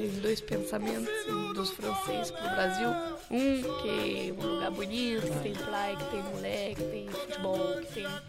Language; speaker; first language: Portuguese; non-native, fluent; French